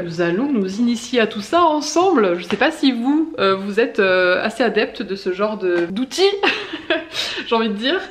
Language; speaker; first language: French; native; French